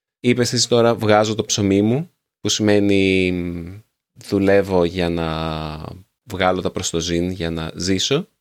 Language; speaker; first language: Greek; native; Greek